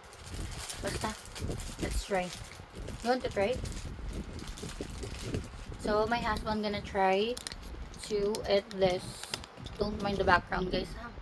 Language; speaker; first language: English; non-native, local second language; Filipino